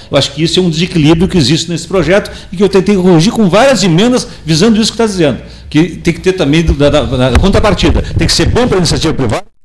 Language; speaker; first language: Portuguese; native; Portuguese